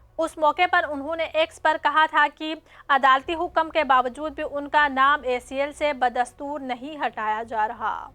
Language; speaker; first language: Urdu; native; Urdu